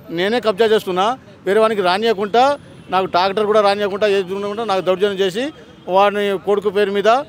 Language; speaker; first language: Telugu; non-native, local second language; Lambadi